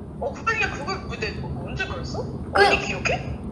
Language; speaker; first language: Korean; non-native, fluent; Chinese